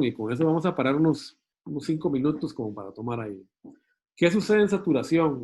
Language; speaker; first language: Spanish; native; Spanish